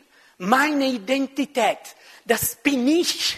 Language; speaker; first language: German; non-native, local second language; French